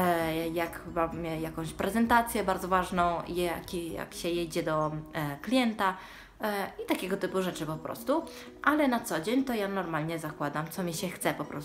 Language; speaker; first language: Polish; early bilingual, heritage; Polish